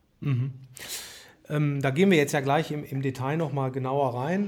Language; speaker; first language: German; native; German